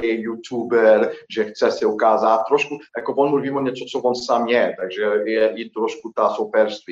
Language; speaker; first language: Czech; non-native, fluent; Portuguese